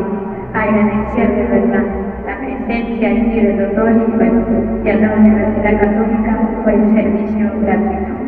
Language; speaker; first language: Spanish; native; Spanish